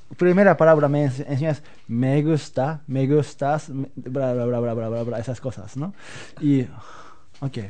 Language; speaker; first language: Spanish; non-native, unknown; Japanese